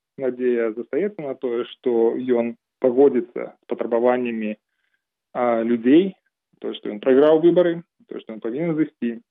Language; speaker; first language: Belarusian; non-native, local second language; Russian